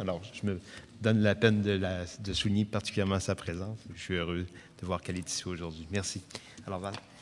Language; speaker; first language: French; native; French